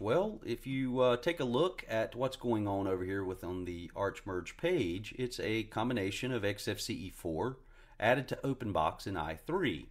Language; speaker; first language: English; native; English